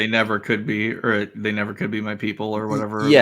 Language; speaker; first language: English; native; English